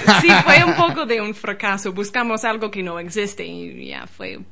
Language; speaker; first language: Spanish; non-native, learner; English